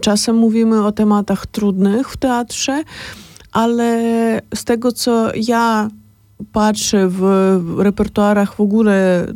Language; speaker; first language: Polish; non-native, fluent; Ukrainian